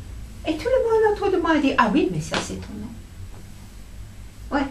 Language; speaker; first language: French; non-native, fluent; English